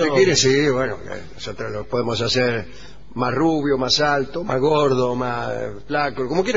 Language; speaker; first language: Spanish; native; Spanish